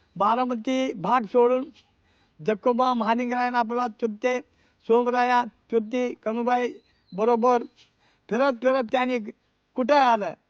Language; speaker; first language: Marathi; non-native, local second language; Kannada